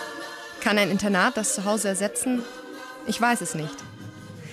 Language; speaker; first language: German; native; German